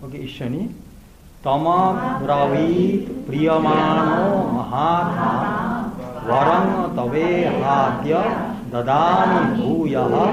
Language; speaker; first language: Japanese; non-native, learner; Bangla